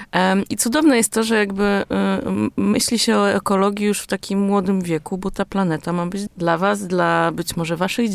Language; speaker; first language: Polish; native; Polish